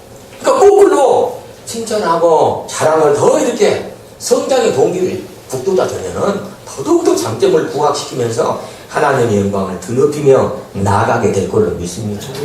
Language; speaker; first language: Korean; native; Korean